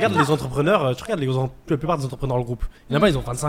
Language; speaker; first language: French; native; French